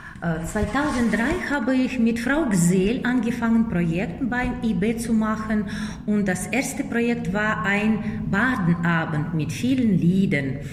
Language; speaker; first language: German; non-native, fluent; Russian